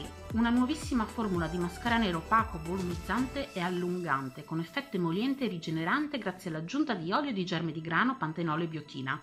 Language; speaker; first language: Italian; native; Italian